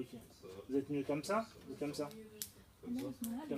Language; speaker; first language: French; native; French